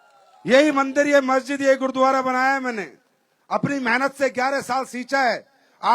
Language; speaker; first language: Hindi; native; Hindi